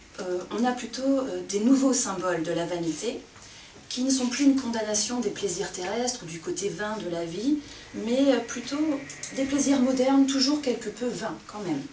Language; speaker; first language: French; native; French